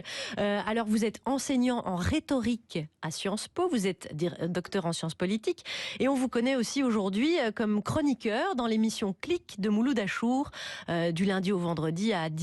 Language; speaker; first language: French; native; French